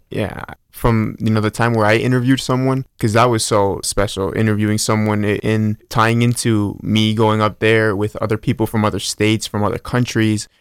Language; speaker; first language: English; early bilingual, other home language; Spanish